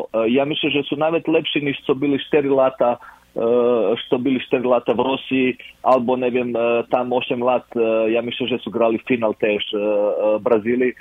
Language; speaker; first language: Polish; non-native, fluent; Croatian